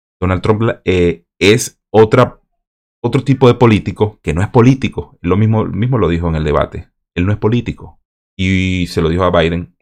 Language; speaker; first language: Spanish; native; Spanish